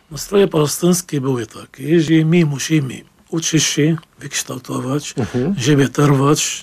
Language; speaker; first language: Polish; non-native, fluent; Arabic